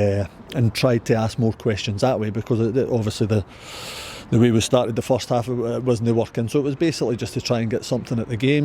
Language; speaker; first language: English; native; English